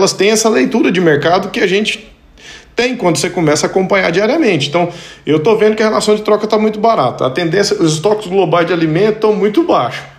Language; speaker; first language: Portuguese; native; Portuguese